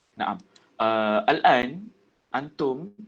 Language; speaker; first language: Arabic; non-native, fluent; Malay